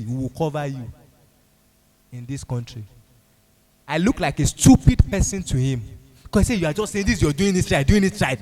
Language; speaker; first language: English; non-native, local second language; Yoruba